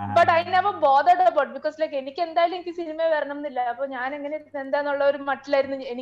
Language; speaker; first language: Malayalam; early bilingual, heritage; Malayalam